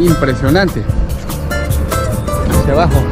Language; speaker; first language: Spanish; native; Spanish